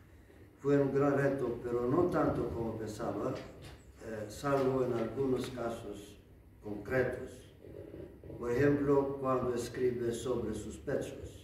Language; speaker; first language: Spanish; non-native, learner; Greek